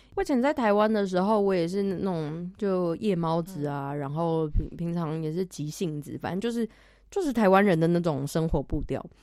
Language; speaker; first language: Chinese; native; Chinese